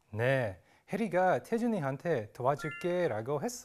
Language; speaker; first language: Korean; non-native, learner; English